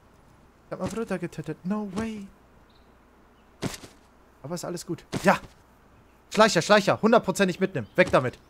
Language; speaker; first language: German; native; German